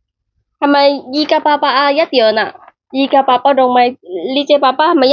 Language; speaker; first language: Cantonese; non-native, learner; Indonesian